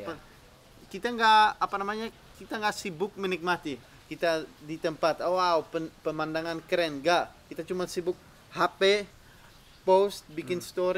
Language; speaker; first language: Indonesian; non-native, fluent; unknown